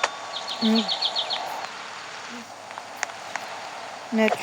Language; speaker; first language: French; native; French